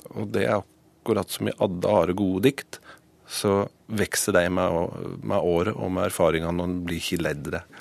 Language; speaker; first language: Norwegian; native; Norwegian